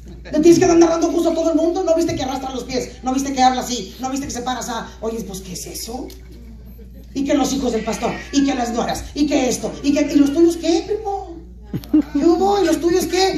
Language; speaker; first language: Spanish; native; Spanish